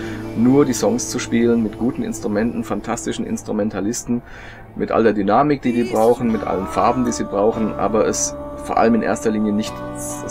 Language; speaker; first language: German; native; German